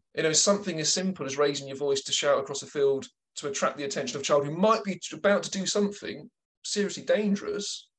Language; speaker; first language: English; native; English